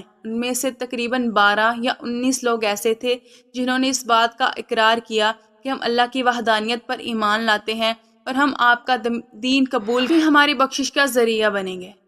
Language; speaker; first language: Urdu; native; Urdu